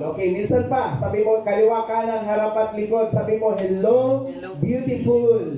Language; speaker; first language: Filipino; non-native, local second language; Pampanga